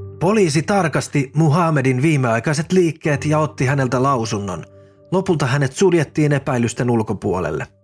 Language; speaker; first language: Finnish; native; Finnish